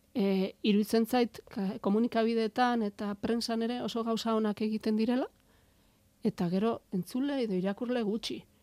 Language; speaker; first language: Basque; native; Basque